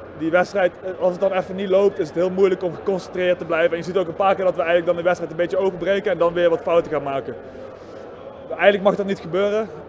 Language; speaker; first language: Dutch; native; Dutch